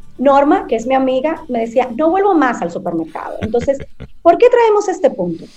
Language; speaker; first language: Spanish; native; Spanish